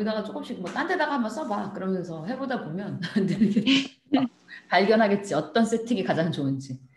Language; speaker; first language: Korean; native; Korean